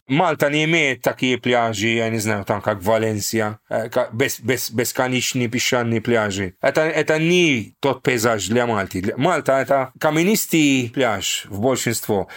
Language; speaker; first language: Russian; non-native, fluent; Maltese